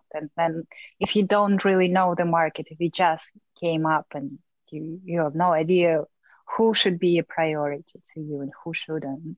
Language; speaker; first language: English; non-native, fluent; Russian